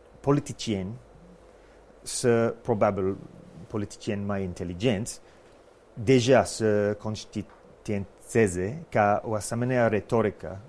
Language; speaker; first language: Romanian; non-native, fluent; English